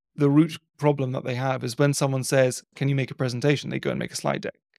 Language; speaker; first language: English; native; English